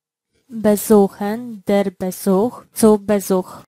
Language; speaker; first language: German; non-native, fluent; Polish